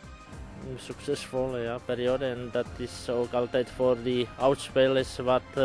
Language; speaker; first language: Dutch; non-native, fluent; Czech